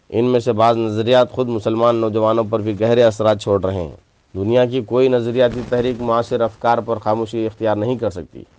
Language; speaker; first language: Urdu; native; Urdu